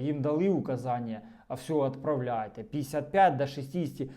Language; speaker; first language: Russian; non-native, local second language; Ukrainian